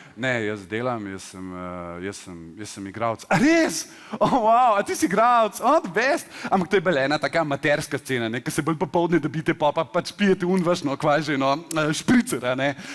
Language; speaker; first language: Slovenian; native; Slovenian